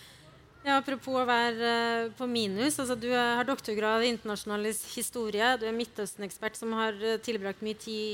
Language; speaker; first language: Norwegian; native; Norwegian